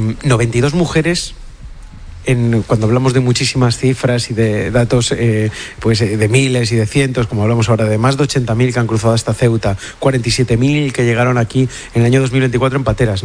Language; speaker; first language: Spanish; native; Spanish